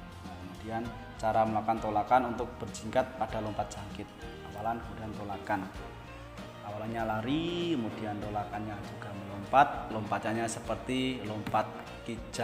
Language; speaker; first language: Indonesian; native; Indonesian